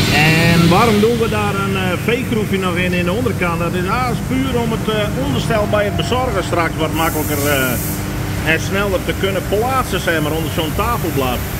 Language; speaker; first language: Dutch; non-native, local second language; Western Frisian